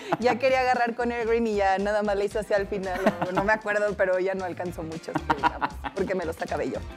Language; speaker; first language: Spanish; native; Spanish